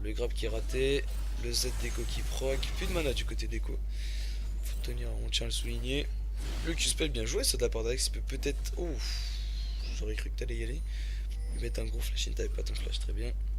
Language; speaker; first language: French; native; French